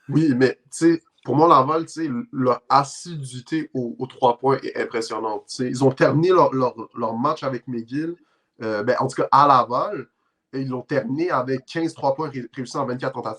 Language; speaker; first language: French; native; French